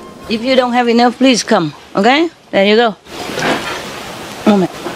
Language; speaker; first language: English; non-native, fluent; Vietnamese